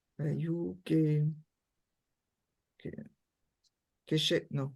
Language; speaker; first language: Hebrew; non-native, learner; French